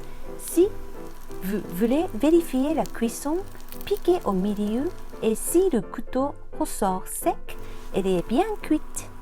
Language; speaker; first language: French; non-native, fluent; Japanese